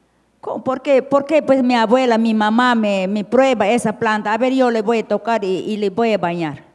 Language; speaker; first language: Spanish; non-native, local second language; Shipibo-Conibo